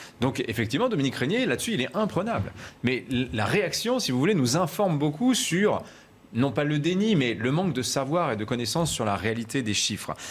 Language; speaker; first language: French; native; French